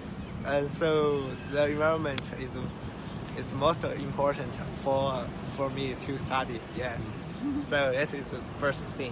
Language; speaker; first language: English; non-native, learner; Chinese